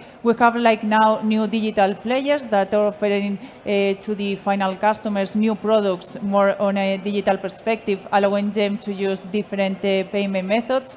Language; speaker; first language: English; non-native, fluent; Spanish